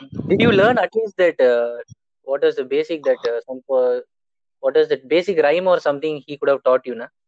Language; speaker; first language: English; non-native, local second language; Tamil